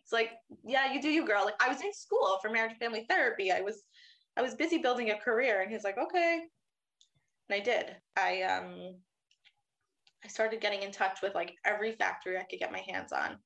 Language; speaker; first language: English; native; English